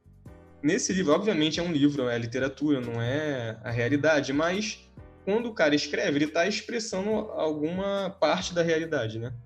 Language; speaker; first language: Portuguese; native; Portuguese